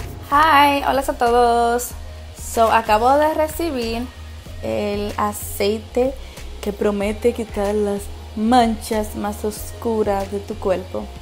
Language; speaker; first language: Spanish; early bilingual, heritage; Spanish